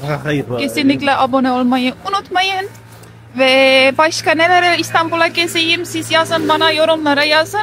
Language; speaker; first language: Turkish; non-native, learner; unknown